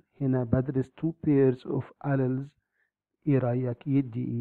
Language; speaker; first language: Arabic; native; Arabic